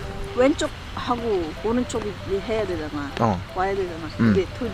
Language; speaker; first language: Korean; non-native, fluent; Filipino